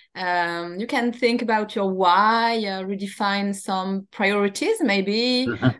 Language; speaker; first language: English; non-native, fluent; French